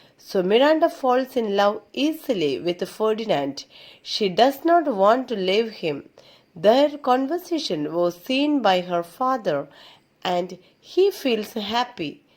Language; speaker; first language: English; non-native, local second language; Malayalam